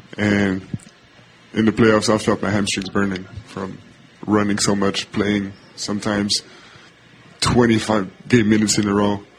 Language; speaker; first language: English; non-native, fluent; French